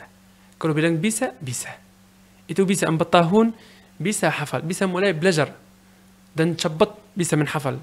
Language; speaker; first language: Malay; non-native, learner; Arabic